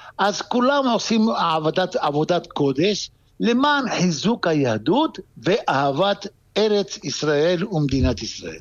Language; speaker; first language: Hebrew; non-native, fluent; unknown